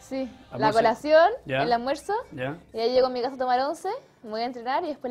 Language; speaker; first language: Spanish; native; Spanish